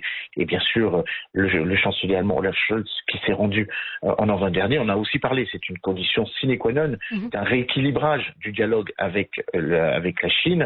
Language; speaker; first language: French; native; French